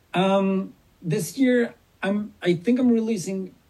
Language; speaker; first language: English; non-native, fluent; Swedish